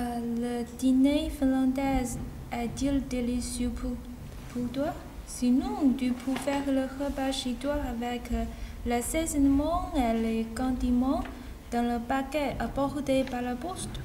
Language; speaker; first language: French; non-native, learner; Chinese